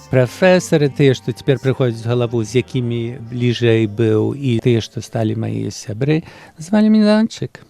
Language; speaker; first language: Belarusian; early bilingual, heritage; Belarusian